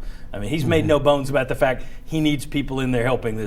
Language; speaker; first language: English; native; English